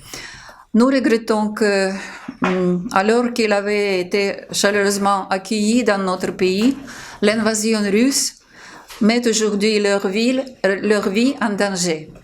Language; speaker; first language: French; non-native, fluent; Ukrainian